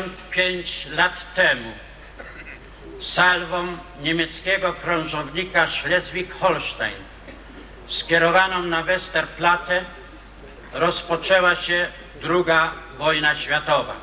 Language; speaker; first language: Polish; native; Polish